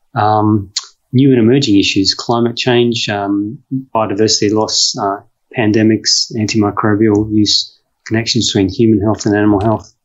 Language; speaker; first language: English; native; English